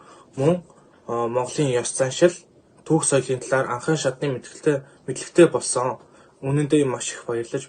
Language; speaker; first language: Mongolian; early bilingual, heritage; Mongolian